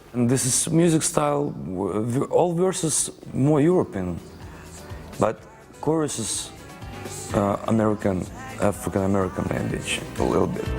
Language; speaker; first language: English; non-native, learner; Russian